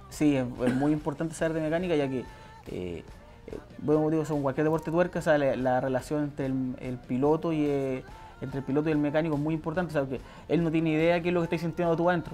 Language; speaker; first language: Spanish; native; Spanish